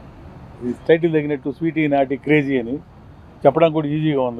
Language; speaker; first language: Telugu; native; Telugu